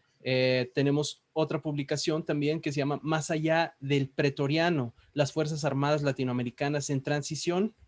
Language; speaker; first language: Spanish; native; Spanish